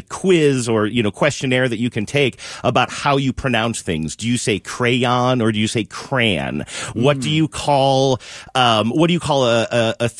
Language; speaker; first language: English; native; English